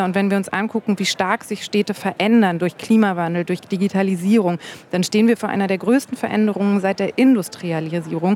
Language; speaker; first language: German; native; German